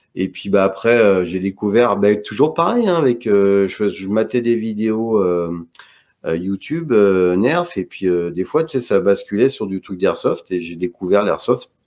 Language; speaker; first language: French; native; French